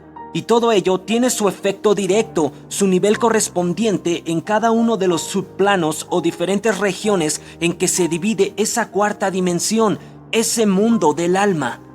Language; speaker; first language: Spanish; native; Spanish